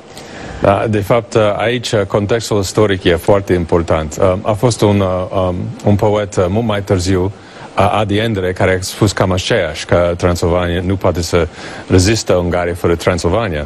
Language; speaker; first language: Romanian; non-native, fluent; English